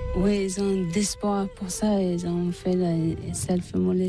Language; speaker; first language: French; non-native, learner; Tibetan